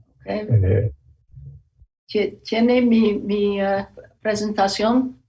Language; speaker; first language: Spanish; non-native, learner; English